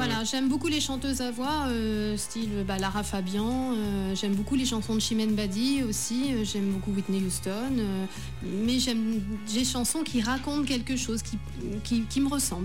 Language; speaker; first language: French; native; French